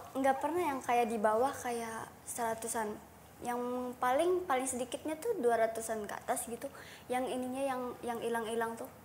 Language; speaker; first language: Indonesian; native; Indonesian